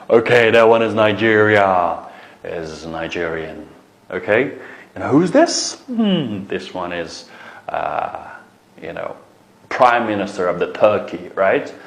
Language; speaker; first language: English; non-native, fluent; Uyghur